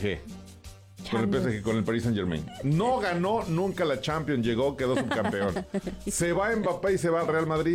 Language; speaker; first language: Spanish; native; Spanish